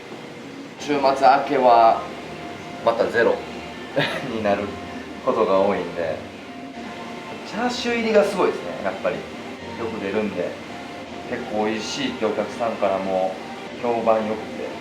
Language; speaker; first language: Japanese; native; Japanese